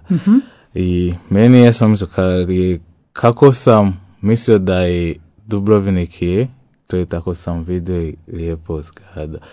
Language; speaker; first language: Croatian; non-native, learner; French